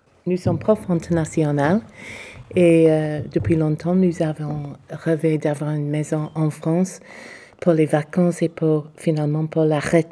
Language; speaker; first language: French; non-native, learner; English